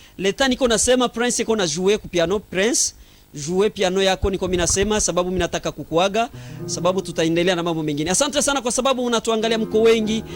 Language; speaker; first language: Swahili; native; Swahili